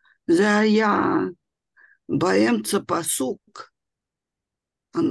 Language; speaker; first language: Hebrew; non-native, fluent; Russian